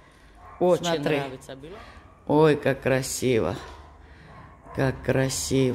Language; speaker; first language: Russian; non-native, fluent; Georgian